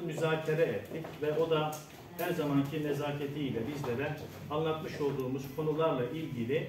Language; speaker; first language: Turkish; native; Turkish